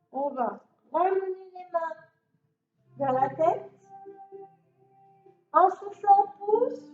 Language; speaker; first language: French; native; French